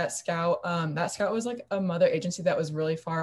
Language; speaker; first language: English; native; English